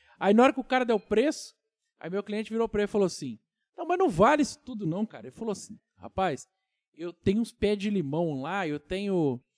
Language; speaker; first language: Portuguese; native; Portuguese